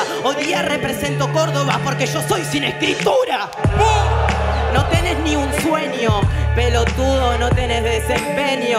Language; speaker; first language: Spanish; native; Spanish